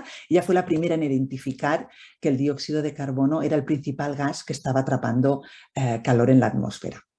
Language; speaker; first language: Spanish; native; Spanish